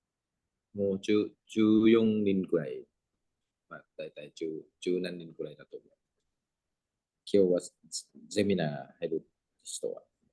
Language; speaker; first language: Japanese; non-native, fluent; Thai